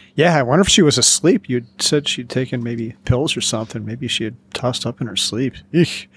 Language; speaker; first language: English; native; English